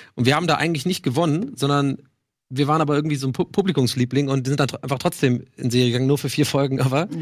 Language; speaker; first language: German; non-native, fluent; English